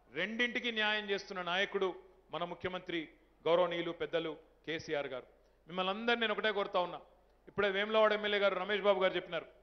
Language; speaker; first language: Telugu; native; Telugu